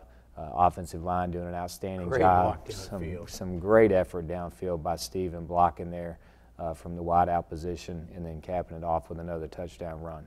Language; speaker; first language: English; native; English